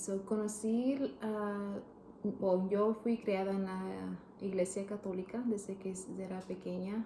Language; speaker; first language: Spanish; early bilingual, heritage; Spanish